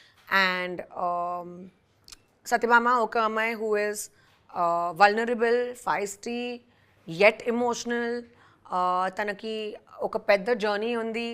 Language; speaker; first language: Telugu; non-native, local second language; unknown